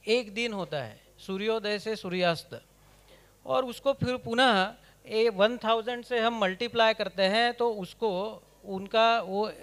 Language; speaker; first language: Hindi; non-native, local second language; Kannada